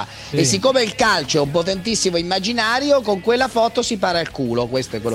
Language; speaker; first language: Italian; native; Italian